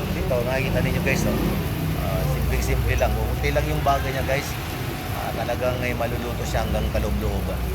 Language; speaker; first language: Filipino; non-native, local second language; Bikol